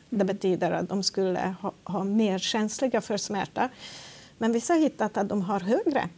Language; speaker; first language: Swedish; non-native, fluent; Hungarian